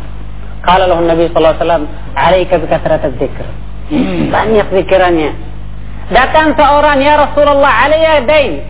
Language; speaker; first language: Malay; non-native, fluent; Arabic